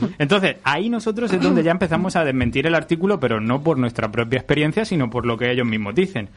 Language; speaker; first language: Spanish; native; Spanish